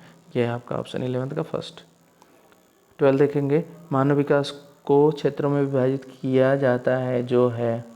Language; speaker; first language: Hindi; native; Hindi